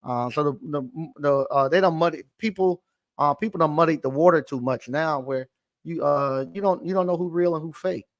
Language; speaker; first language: English; native; English